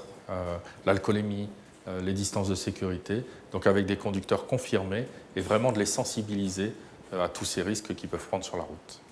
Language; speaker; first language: French; native; French